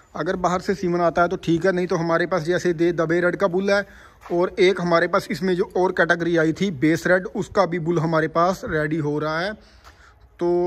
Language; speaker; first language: Hindi; non-native, local second language; Punjabi